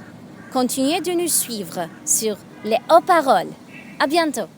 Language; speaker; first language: French; non-native, fluent; Armenian